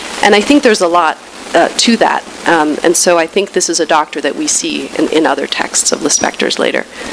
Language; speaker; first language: English; early bilingual, other home language; Spanish